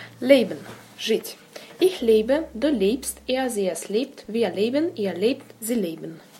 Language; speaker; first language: German; non-native, learner; Russian